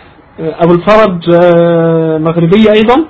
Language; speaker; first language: Arabic; native; Arabic